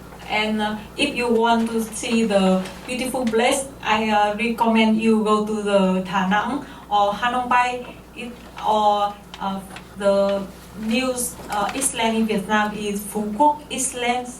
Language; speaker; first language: English; non-native, learner; Vietnamese